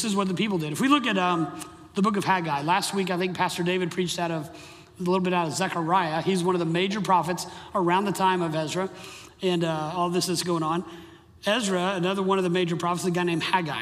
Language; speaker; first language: English; native; English